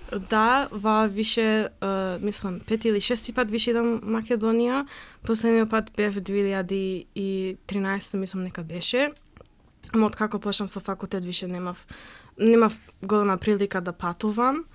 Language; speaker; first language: Macedonian; early bilingual, heritage; Macedonian